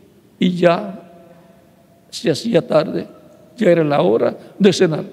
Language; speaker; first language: Spanish; native; Spanish